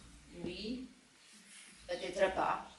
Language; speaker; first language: French; non-native, fluent; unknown